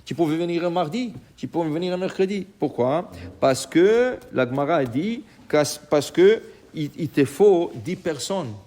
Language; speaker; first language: French; native; French